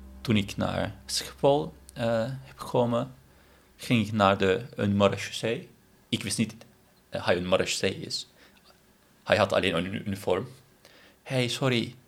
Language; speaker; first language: Dutch; non-native, learner; Turkish